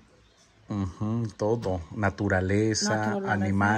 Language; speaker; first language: Spanish; native; Spanish